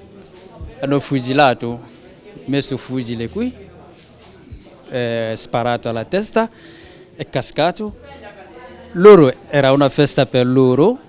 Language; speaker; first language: Italian; non-native, fluent; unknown